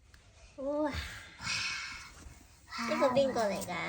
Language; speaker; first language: Cantonese; early bilingual, heritage; Cantonese